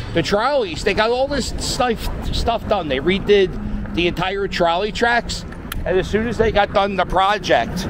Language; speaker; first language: English; native; English